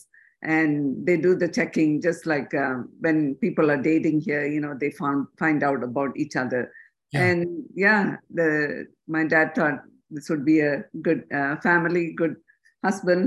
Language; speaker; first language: English; non-native, local second language; Tamil